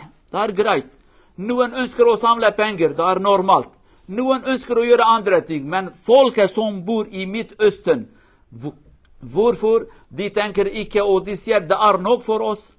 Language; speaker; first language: Norwegian; non-native, fluent; Kurdish